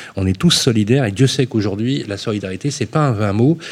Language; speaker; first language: French; native; French